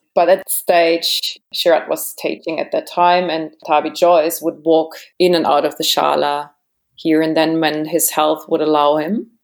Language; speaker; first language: English; non-native, fluent; German